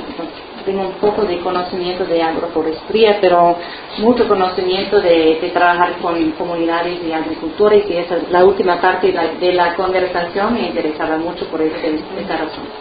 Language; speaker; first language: Spanish; non-native, fluent; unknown